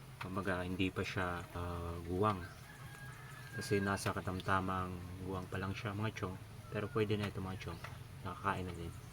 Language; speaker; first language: Filipino; non-native, local second language; Cebuano